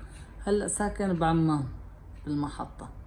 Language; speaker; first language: Arabic; native; Arabic